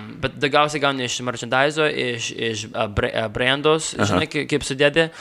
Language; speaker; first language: Lithuanian; early bilingual, heritage; Lithuanian